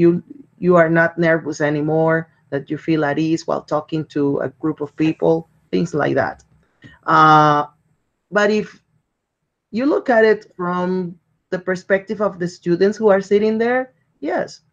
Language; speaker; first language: English; non-native, fluent; Spanish